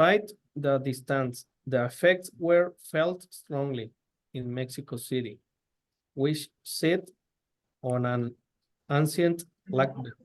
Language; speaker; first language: English; non-native, learner; Spanish